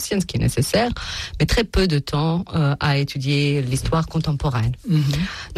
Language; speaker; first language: French; non-native, fluent; Serbian